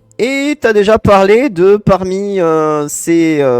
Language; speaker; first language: French; native; French